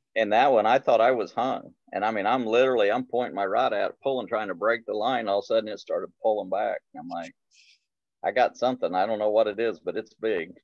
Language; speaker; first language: English; native; English